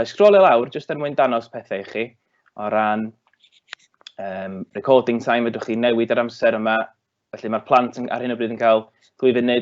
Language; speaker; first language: Welsh; native; Welsh